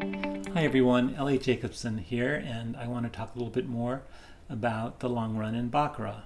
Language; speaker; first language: English; native; English